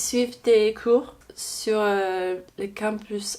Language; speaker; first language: French; non-native, fluent; English